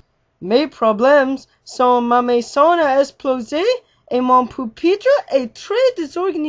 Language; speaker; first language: French; non-native, learner; English